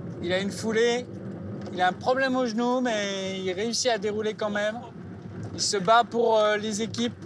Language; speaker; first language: French; native; French